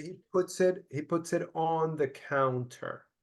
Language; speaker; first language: English; native; English